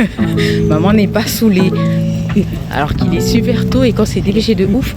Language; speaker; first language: French; native; French